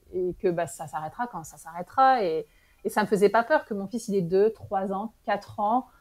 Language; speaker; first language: French; native; French